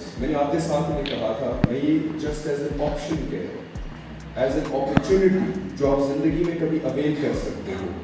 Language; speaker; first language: Urdu; non-native, local second language; Pahari-Potwari